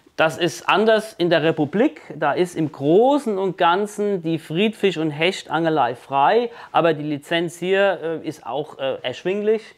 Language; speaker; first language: German; native; German